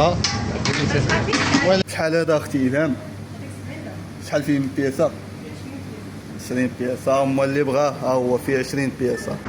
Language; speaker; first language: Arabic; native; Arabic